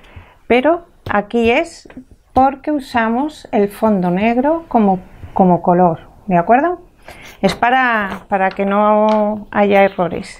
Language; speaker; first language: Spanish; native; Spanish